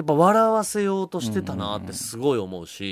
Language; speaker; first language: Japanese; native; Japanese